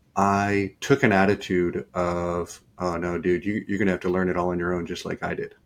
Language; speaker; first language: English; native; English